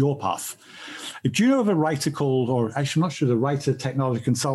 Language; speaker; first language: English; native; English